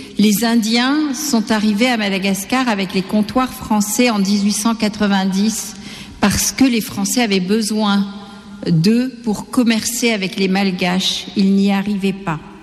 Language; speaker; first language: French; non-native, local second language; Gujarati